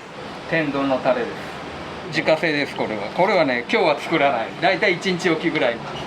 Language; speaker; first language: Japanese; native; Japanese